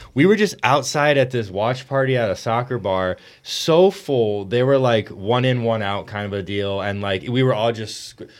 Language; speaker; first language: English; early bilingual, other home language; Spanish